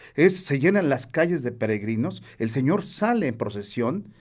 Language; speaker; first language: Spanish; native; Spanish